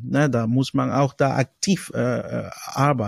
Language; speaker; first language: German; non-native, fluent; Spanish